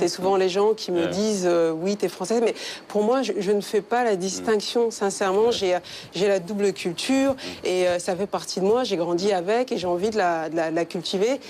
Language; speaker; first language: French; early bilingual, other home language; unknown